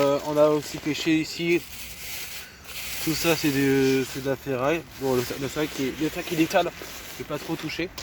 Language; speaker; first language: French; native; French